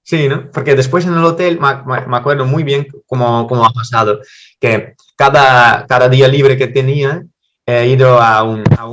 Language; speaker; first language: Spanish; non-native, fluent; Dutch